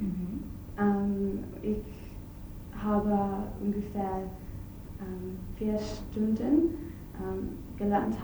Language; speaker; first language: German; non-native, learner; English